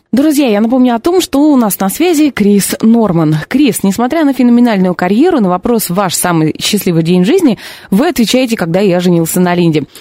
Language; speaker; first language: Russian; native; Russian